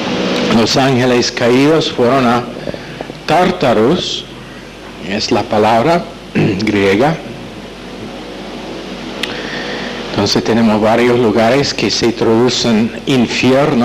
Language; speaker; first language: Spanish; non-native, fluent; English